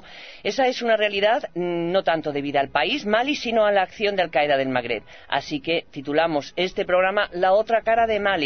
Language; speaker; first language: Spanish; native; Spanish